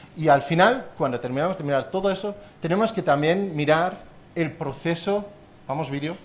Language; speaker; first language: Spanish; non-native, fluent; Danish